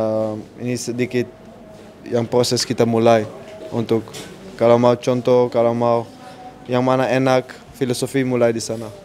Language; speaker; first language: Indonesian; non-native, learner; Dutch